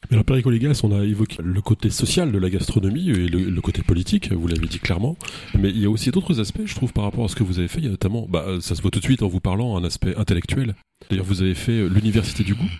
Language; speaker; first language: French; native; French